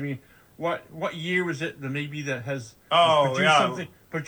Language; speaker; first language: English; native; English